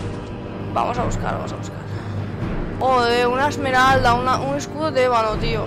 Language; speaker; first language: Spanish; native; Spanish